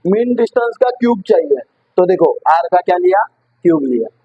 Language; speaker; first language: Hindi; non-native, local second language; Marathi